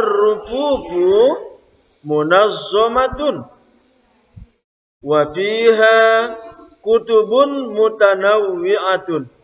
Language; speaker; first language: Arabic; non-native, fluent; Indonesian